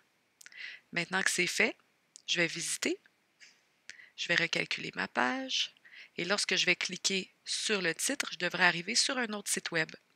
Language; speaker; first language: French; native; French